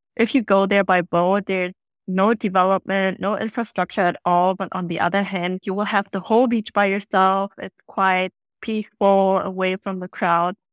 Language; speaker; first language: English; non-native, fluent; German